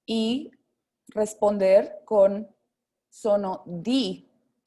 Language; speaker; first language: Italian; non-native, fluent; Spanish